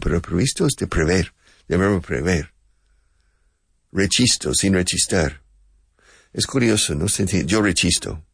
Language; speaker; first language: Spanish; non-native, fluent; English